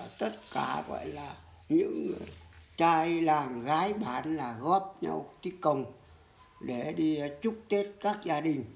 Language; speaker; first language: Vietnamese; non-native, local second language; Muong